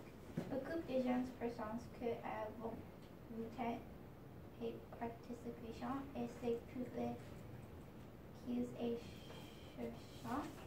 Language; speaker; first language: French; non-native, learner; English